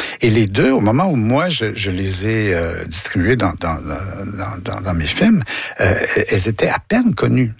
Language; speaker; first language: French; native; French